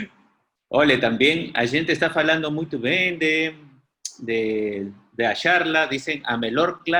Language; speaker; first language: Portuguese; non-native, learner; Spanish